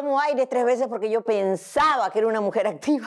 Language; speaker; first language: Spanish; native; Spanish